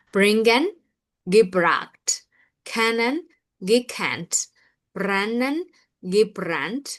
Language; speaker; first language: German; non-native, fluent; Burmese